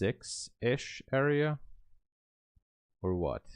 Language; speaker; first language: English; non-native, fluent; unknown